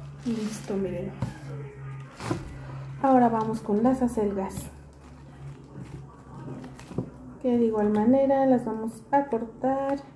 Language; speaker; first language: Spanish; native; Spanish